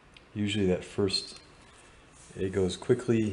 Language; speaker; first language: English; native; English